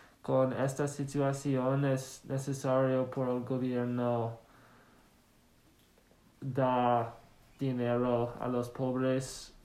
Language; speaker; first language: Spanish; non-native, learner; English